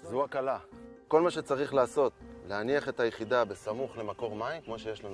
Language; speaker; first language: Hebrew; native; Hebrew